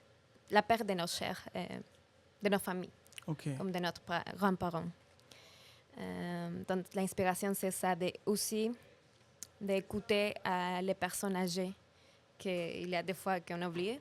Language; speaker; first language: French; non-native, learner; Spanish